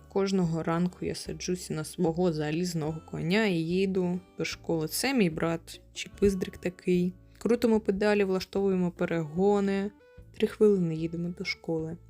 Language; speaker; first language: Ukrainian; non-native, local second language; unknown